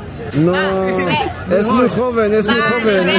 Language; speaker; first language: Spanish; non-native, learner; German